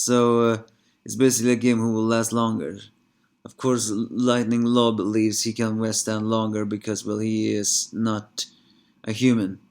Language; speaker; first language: English; non-native, fluent; Swedish